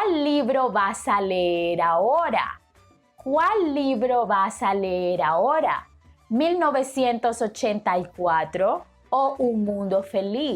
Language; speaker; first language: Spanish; non-native, fluent; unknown